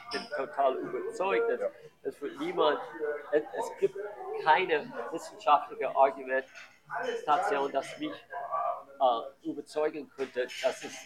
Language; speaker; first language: German; non-native, learner; English